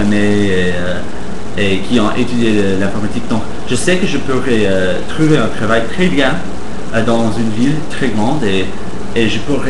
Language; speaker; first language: French; non-native, fluent; English